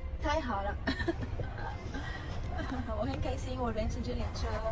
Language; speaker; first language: Chinese; non-native, learner; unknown